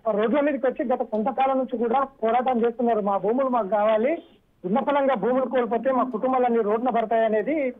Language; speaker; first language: Telugu; native; Telugu